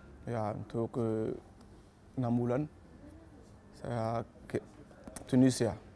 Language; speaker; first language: Malay; non-native, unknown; Bambara